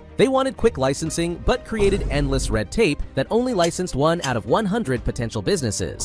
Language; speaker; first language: English; native; English